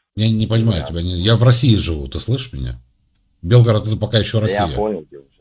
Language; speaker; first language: Russian; native; Russian